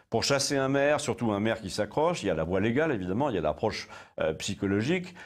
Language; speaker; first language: French; native; French